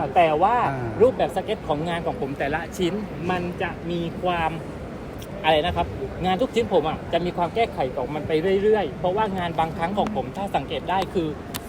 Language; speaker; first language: Thai; native; Thai